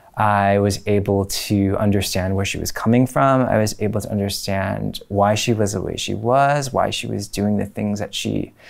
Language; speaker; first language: English; native; English